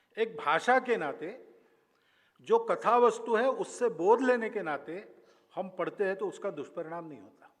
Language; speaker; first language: Hindi; non-native, local second language; Marathi